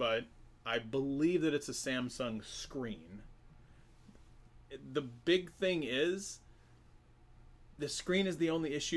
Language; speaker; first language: English; native; English